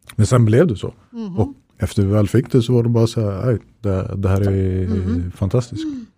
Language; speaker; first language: Swedish; early bilingual, other home language; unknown